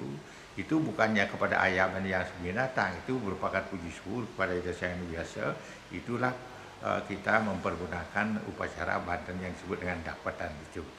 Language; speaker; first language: Indonesian; non-native, local second language; Balinese